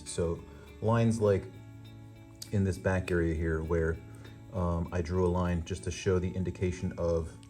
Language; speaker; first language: English; native; English